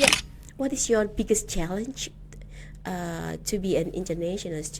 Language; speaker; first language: English; non-native, fluent; Indonesian